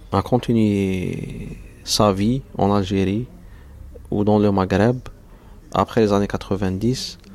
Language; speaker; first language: French; non-native, local second language; Arabic